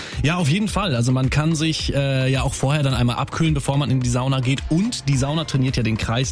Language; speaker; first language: German; native; German